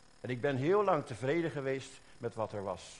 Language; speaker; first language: Dutch; native; Dutch